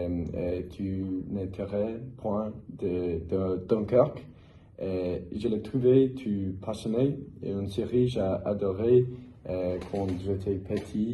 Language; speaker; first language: French; non-native, fluent; English